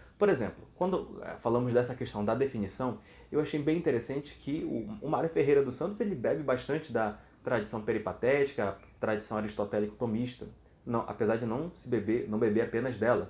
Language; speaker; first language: Portuguese; native; Portuguese